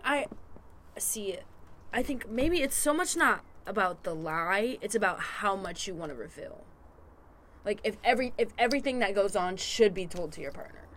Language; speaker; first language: English; native; English